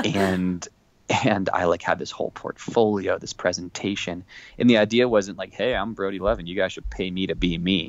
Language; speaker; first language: English; native; English